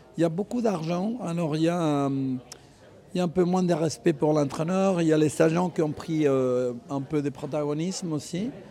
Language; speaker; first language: French; non-native, fluent; Spanish